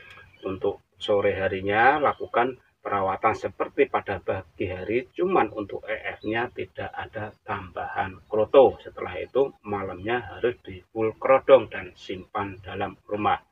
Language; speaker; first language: Indonesian; native; Indonesian